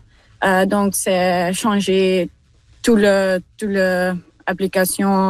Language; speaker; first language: French; non-native, learner; Dutch